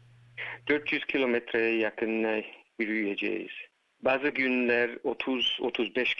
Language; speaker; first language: Turkish; early bilingual, heritage; Turkish